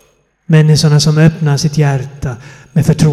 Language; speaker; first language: Swedish; non-native, fluent; Finnish